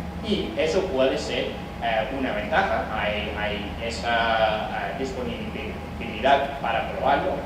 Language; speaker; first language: Spanish; non-native, fluent; English